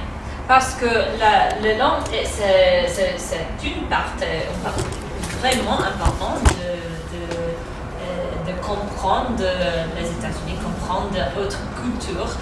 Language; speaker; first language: French; non-native, fluent; English